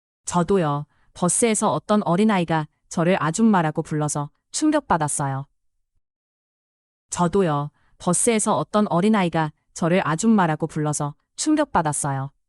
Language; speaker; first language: Korean; non-native, fluent; Chinese